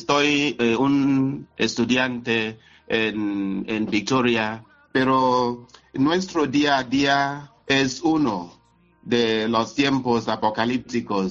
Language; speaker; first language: Spanish; non-native, fluent; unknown